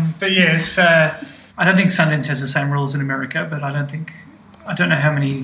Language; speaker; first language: English; native; English